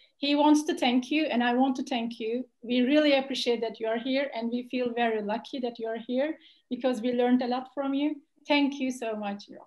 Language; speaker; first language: English; non-native, fluent; Turkish